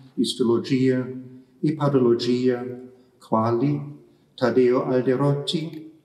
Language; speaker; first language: Italian; non-native, fluent; German